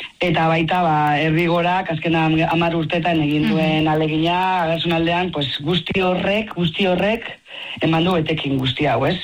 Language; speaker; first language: Basque; non-native, local second language; Spanish